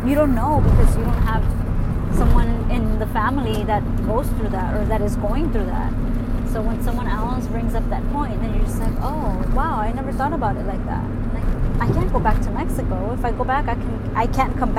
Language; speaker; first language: English; early bilingual, other home language; Spanish